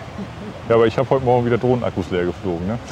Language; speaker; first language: German; native; German